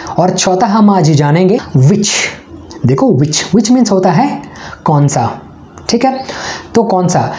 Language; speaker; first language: Hindi; non-native, local second language; Tamil